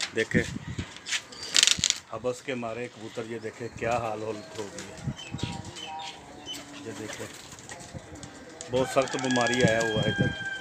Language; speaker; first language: Hindi; non-native, local second language; Punjabi